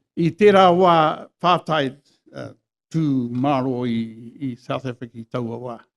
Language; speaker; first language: Māori; non-native, local second language; English